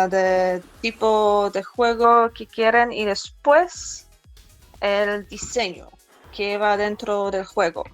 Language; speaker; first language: Spanish; non-native, fluent; Polish